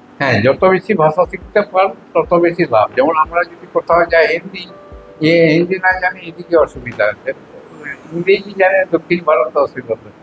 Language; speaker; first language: Bangla; non-native, local second language; Santali